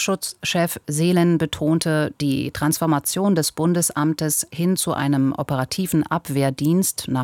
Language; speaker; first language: German; native; German